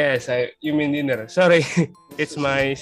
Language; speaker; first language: English; non-native, learner; Indonesian